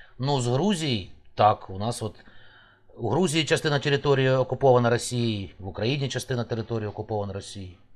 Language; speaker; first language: Ukrainian; native; Ukrainian